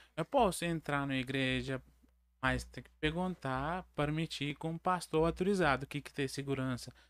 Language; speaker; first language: Portuguese; non-native, learner; Arabic